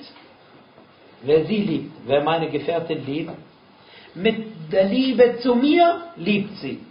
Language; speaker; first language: German; non-native, fluent; Arabic